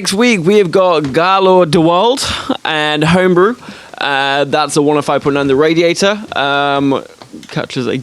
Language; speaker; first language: English; native; English